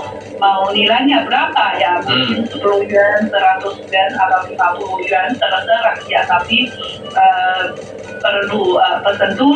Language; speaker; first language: Indonesian; non-native, fluent; Chinese